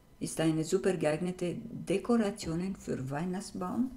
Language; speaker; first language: German; non-native, fluent; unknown